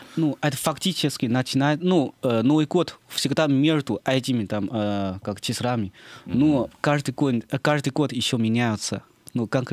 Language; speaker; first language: Russian; non-native, learner; Chinese